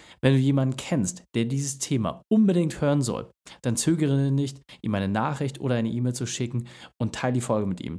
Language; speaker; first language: German; native; German